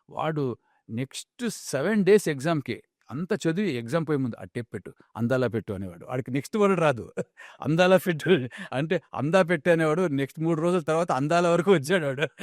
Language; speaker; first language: Telugu; non-native, local second language; Kannada